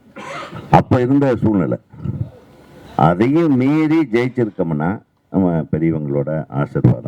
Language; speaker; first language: Tamil; native; Tamil